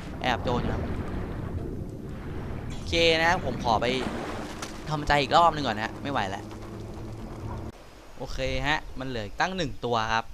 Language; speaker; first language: Thai; native; Thai